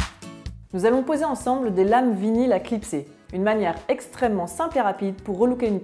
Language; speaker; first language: French; native; French